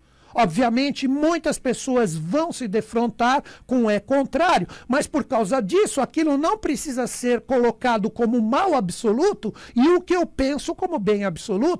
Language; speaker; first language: Portuguese; native; Portuguese